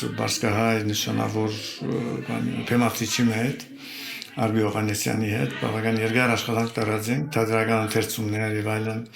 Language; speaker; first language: Armenian; early bilingual, heritage; Armenian